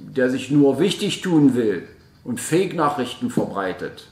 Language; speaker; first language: German; native; German